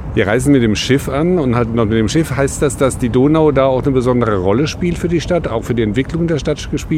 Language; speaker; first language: German; native; German